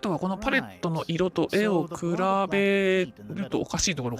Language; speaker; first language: Japanese; native; Japanese